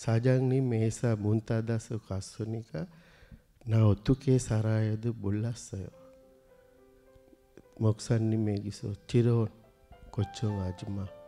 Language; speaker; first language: Korean; non-native, learner; Sinhala